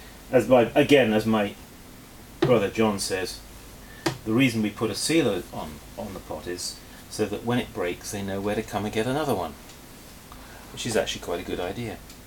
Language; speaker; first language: English; native; English